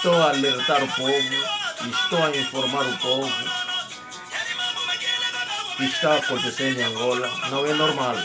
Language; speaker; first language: Portuguese; non-native, local second language; Kongo